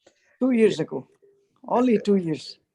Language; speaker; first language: English; non-native, fluent; Arabic